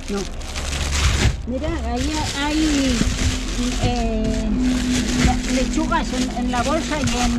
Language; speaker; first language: Spanish; native; Spanish